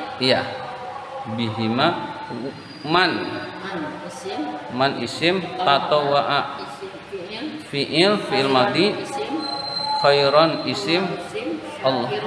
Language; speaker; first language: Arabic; non-native, fluent; Indonesian